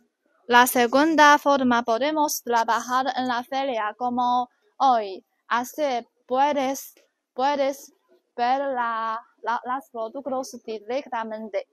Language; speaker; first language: Spanish; non-native, learner; Chinese